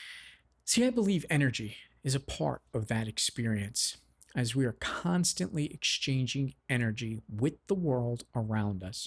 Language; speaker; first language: English; native; English